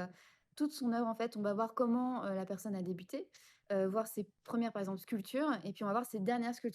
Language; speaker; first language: French; native; French